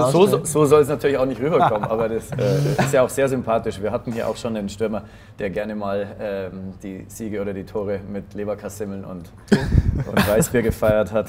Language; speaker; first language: German; native; German